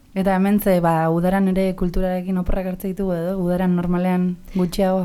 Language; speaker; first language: Basque; native; Basque